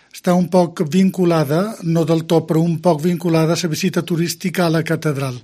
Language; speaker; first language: Catalan; native; Catalan